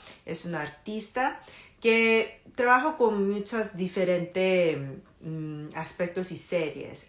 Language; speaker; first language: Spanish; non-native, fluent; Korean